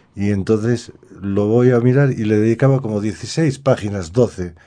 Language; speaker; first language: Spanish; native; Spanish